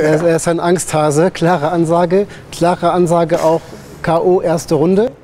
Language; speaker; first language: German; native; German